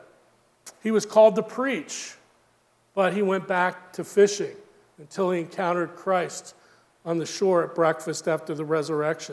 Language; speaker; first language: English; native; English